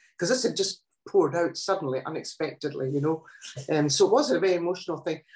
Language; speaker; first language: English; non-native, local second language; Italian